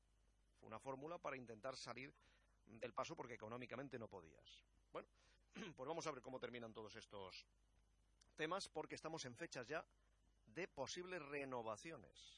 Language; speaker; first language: Spanish; native; Spanish